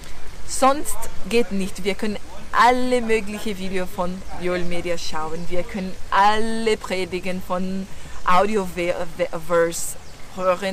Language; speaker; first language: German; non-native, fluent; Portuguese